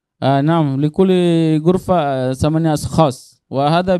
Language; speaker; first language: Arabic; non-native, learner; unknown